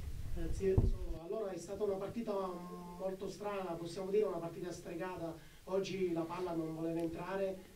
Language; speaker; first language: Italian; native; Italian